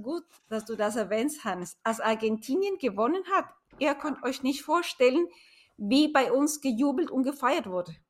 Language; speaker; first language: German; non-native, fluent; Spanish